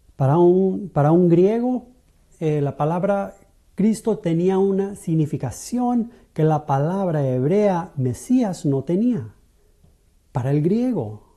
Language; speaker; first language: Spanish; non-native, fluent; English